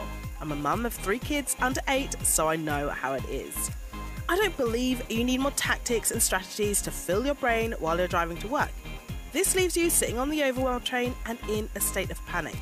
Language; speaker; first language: English; native; English